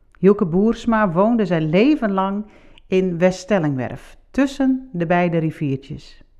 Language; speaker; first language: Dutch; non-native, local second language; Western Frisian